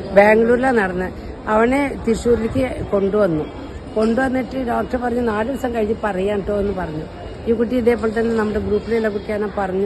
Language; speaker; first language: Malayalam; early bilingual, heritage; Malayalam